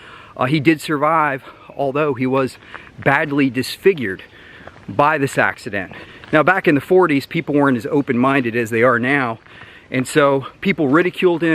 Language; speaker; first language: English; native; English